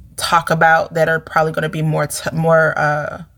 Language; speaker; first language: English; native; English